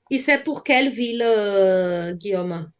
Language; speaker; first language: French; non-native, fluent; Portuguese